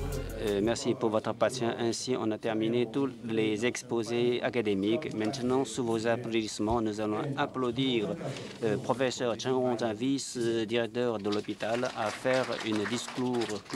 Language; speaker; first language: French; non-native, fluent; Chinese